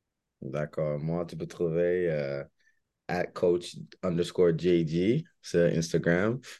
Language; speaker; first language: French; non-native, learner; English